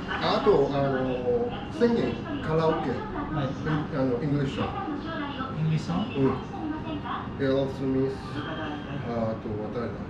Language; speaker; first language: Japanese; non-native, learner; Nepali